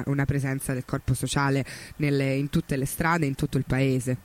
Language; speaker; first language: Italian; native; Italian